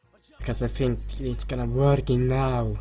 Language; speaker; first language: English; non-native, learner; Swedish